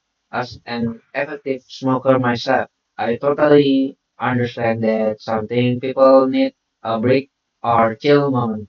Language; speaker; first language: English; non-native, learner; Indonesian